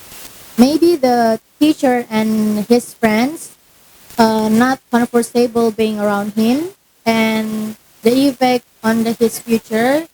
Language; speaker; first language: English; non-native, learner; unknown